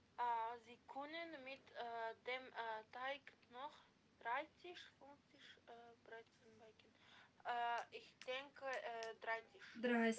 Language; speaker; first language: German; non-native, learner; Macedonian